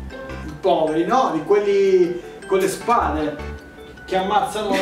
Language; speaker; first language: Italian; native; Italian